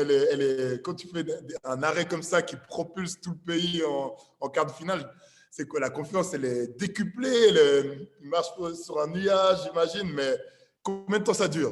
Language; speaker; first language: French; native; French